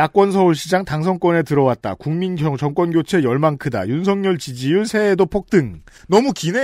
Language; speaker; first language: Korean; native; Korean